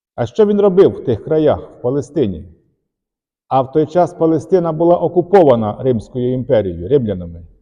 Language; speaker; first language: Ukrainian; native; Ukrainian